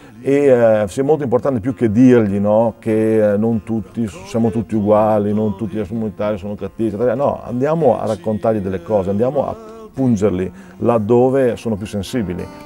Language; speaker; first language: Italian; native; Italian